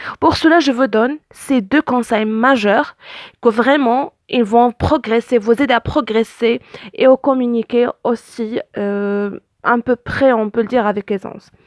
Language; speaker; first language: French; non-native, local second language; Arabic